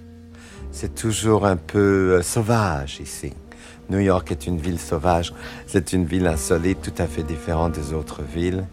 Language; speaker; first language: French; non-native, fluent; English